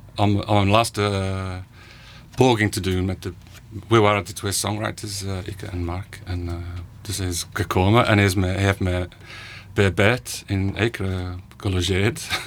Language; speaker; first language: Dutch; non-native, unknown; English